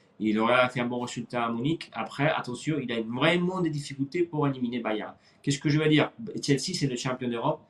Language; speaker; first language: French; non-native, fluent; Spanish